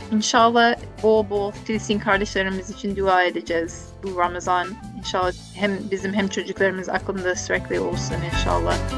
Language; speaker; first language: Turkish; non-native, fluent; English